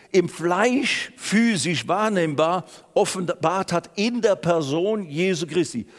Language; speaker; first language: German; native; German